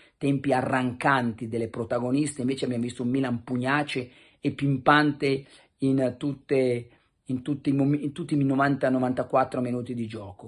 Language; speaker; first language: Italian; native; Italian